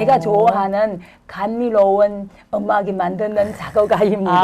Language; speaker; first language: Korean; non-native, fluent; Chinese